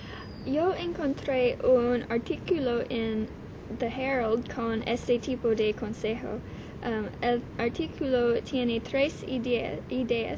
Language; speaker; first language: Spanish; non-native, learner; English